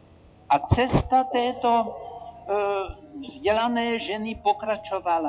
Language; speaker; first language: Czech; native; Czech